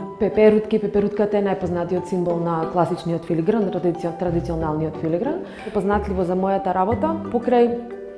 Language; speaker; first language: Macedonian; native; Macedonian